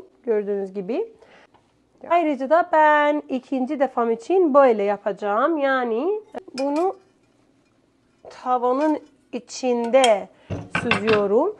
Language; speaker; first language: Turkish; non-native, fluent; Persian